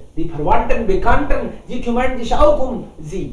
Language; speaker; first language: German; non-native, learner; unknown